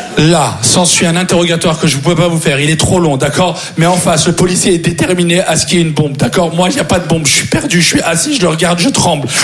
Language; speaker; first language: French; native; French